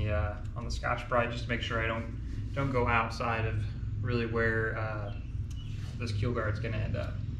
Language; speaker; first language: English; native; English